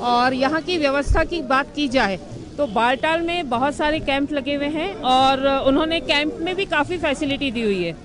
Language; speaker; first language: Hindi; native; Hindi